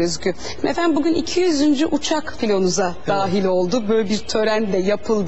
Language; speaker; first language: Turkish; native; Turkish